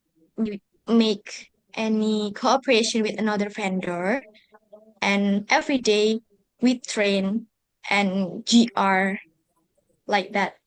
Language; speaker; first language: English; non-native, learner; Indonesian